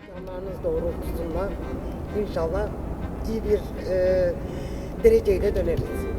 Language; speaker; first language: Turkish; native; Turkish